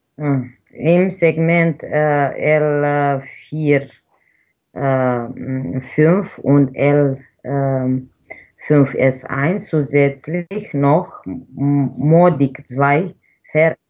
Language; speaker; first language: German; non-native, learner; Romanian